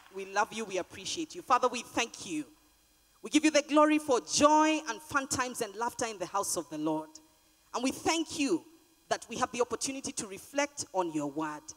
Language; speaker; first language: English; non-native, local second language; Luyia